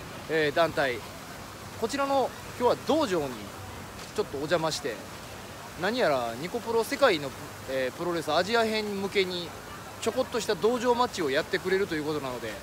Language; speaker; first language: Japanese; native; Japanese